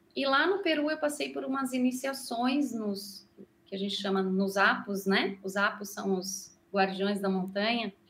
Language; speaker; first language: Portuguese; native; Portuguese